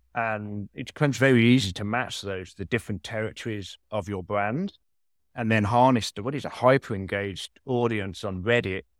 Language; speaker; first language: English; native; English